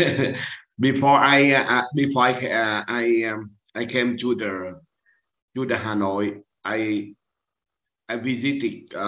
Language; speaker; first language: English; non-native, learner; Vietnamese